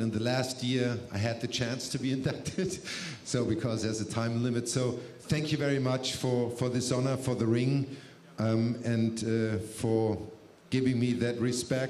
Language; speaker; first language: English; non-native, fluent; German